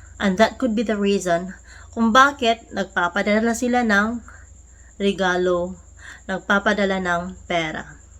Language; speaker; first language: Filipino; non-native, local second language; Cebuano